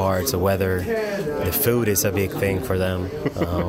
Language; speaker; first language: English; non-native, fluent; Spanish